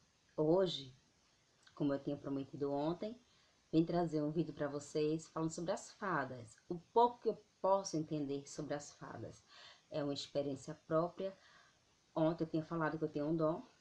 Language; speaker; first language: Portuguese; native; Portuguese